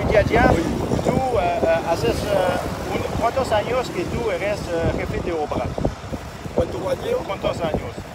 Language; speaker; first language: Spanish; non-native, learner; French